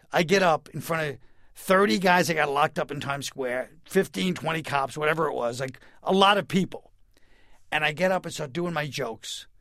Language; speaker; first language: English; native; English